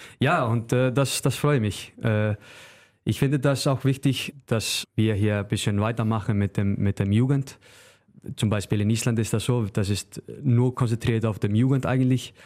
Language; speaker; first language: German; non-native, learner; Icelandic